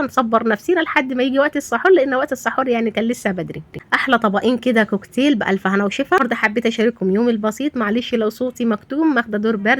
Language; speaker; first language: Arabic; native; Arabic